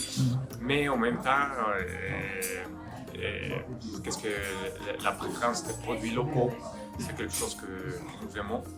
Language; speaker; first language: French; non-native, fluent; Spanish